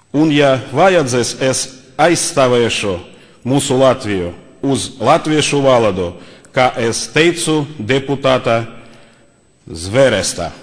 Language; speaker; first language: Latvian; non-native, learner; Russian